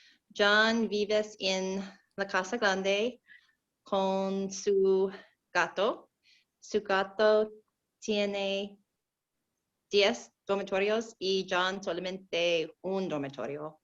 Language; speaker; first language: Spanish; non-native, learner; English